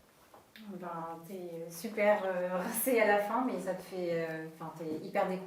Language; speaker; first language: French; native; French